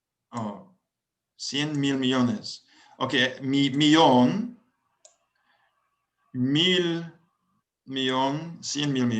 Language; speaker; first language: Spanish; non-native, learner; English